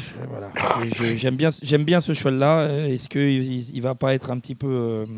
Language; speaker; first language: French; native; French